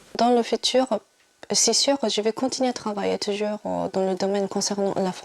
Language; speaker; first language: French; non-native, fluent; Japanese